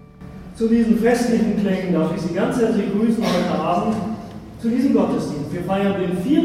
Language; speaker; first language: German; native; German